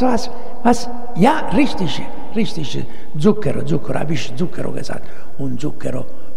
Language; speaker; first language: German; non-native, learner; Italian